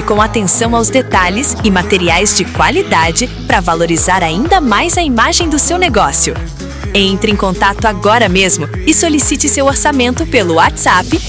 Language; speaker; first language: Portuguese; native; Portuguese